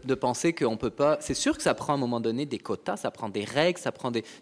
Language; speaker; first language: French; native; French